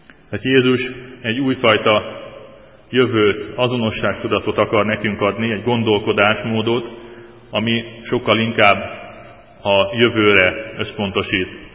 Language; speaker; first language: Hungarian; native; Hungarian